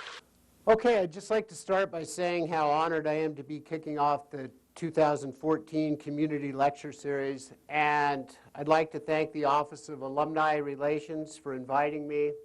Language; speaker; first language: English; native; English